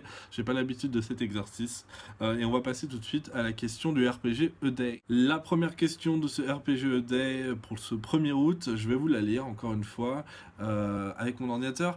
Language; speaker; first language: French; native; French